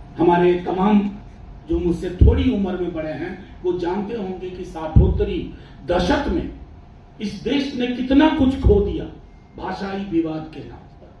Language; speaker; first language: Hindi; non-native, local second language; Maithili